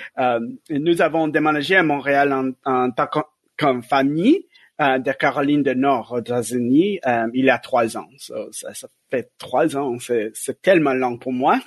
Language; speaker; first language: French; non-native, learner; English